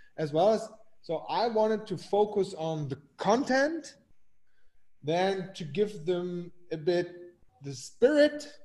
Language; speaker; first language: English; non-native, fluent; German